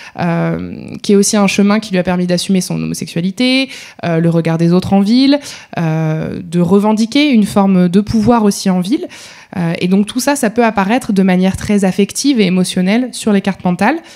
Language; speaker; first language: French; native; French